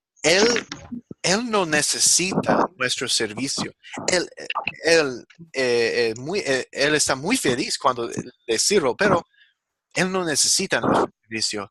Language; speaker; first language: Spanish; non-native, fluent; English